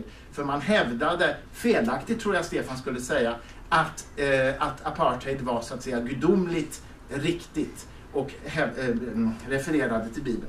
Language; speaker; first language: Swedish; native; Swedish